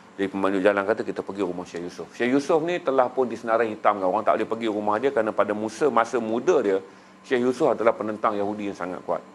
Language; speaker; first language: Malay; native; Malay